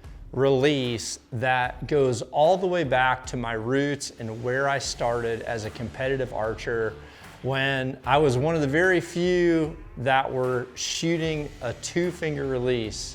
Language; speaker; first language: English; native; English